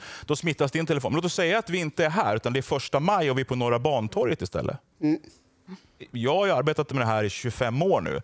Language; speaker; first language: Swedish; native; Swedish